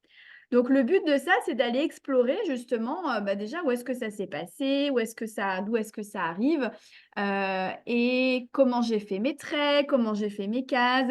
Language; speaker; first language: French; native; French